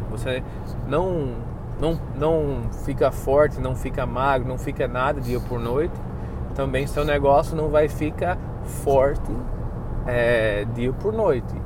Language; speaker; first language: Portuguese; non-native, fluent; English